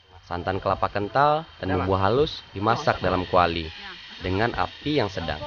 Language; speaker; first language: Indonesian; native; Indonesian